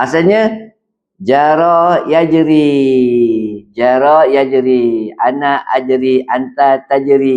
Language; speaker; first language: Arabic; non-native, fluent; Malay